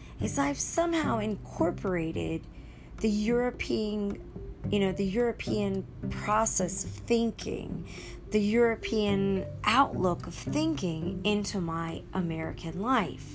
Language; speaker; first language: English; native; English